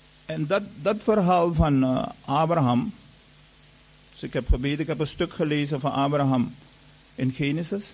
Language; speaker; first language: Dutch; non-native, fluent; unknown